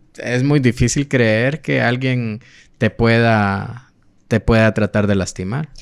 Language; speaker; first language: Spanish; native; Spanish